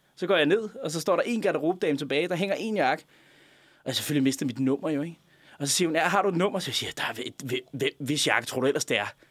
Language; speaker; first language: Danish; native; Danish